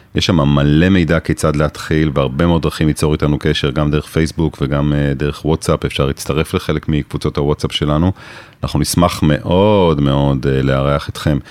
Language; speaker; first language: Hebrew; native; Hebrew